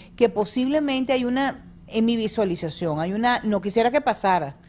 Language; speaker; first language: Spanish; native; Spanish